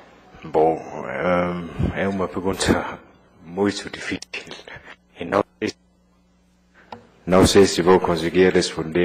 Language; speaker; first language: Portuguese; non-native, fluent; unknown